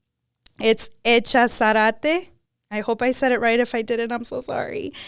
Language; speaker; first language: English; early bilingual, other home language; Spanish